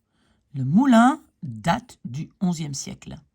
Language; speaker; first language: French; native; French